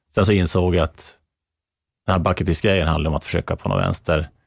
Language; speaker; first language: Swedish; native; Swedish